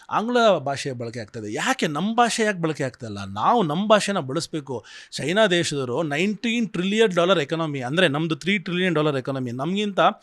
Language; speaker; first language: Kannada; native; Kannada